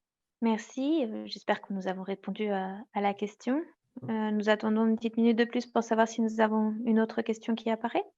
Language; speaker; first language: French; native; French